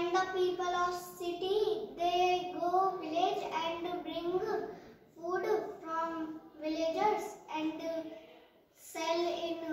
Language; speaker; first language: English; non-native, learner; Hindi